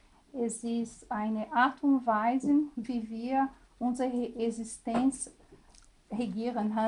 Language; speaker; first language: German; non-native, learner; Portuguese